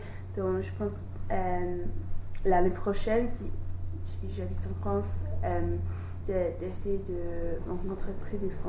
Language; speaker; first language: French; non-native, learner; English